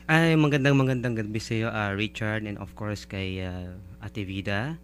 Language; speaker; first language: Filipino; native; Filipino